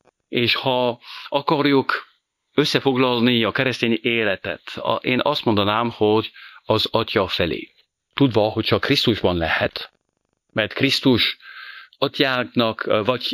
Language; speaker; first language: Hungarian; non-native, fluent; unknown